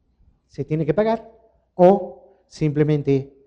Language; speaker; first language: Spanish; native; Spanish